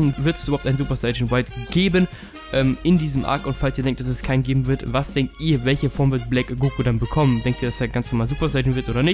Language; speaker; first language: German; native; German